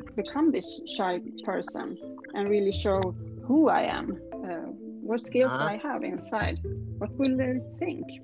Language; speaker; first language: English; non-native, fluent; Swedish